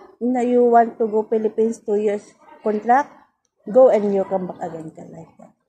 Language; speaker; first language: English; non-native, learner; Filipino